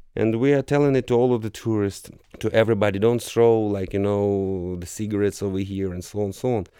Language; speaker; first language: English; non-native, fluent; Russian